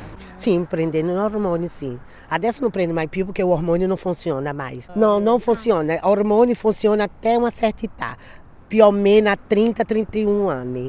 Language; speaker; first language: Italian; non-native, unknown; Portuguese